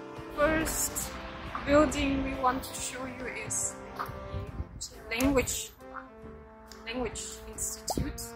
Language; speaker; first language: English; non-native, fluent; German